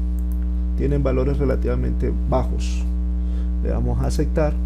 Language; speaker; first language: Spanish; native; Spanish